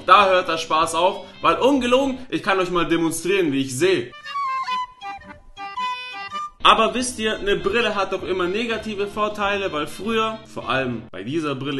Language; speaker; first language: German; native; German